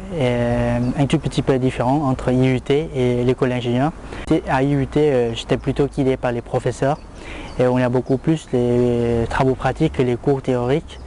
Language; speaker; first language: French; non-native, fluent; Lao